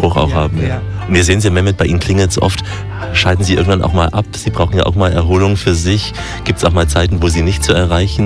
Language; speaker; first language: German; native; German